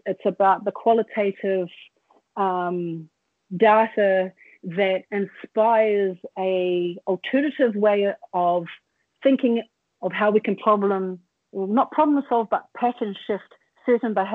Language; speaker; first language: English; native; English